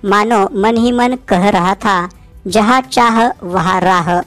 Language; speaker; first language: Hindi; non-native, local second language; Marathi